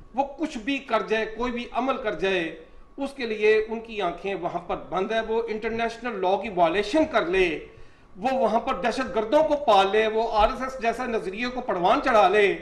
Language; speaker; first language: Urdu; native; Urdu